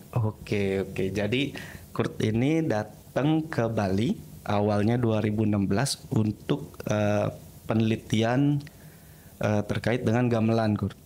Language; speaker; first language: Indonesian; native; Indonesian